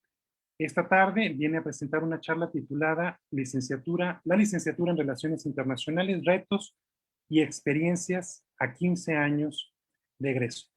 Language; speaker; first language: Spanish; native; Spanish